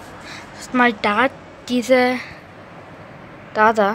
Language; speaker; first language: German; early bilingual, other home language; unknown